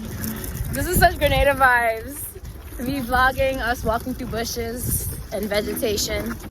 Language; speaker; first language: English; native; English